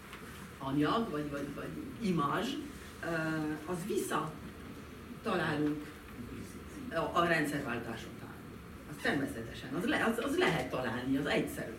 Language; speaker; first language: Hungarian; non-native, fluent; French